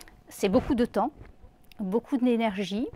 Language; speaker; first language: French; native; French